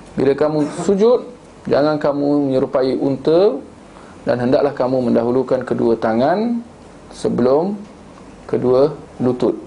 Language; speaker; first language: Malay; native; Malay